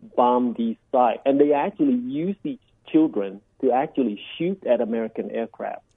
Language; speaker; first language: English; early bilingual, other home language; Vietnamese